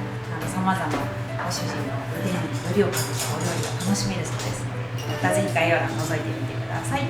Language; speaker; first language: Japanese; native; Japanese